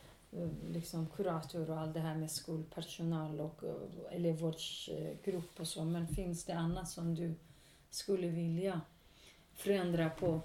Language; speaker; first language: Swedish; non-native, local second language; Kurdish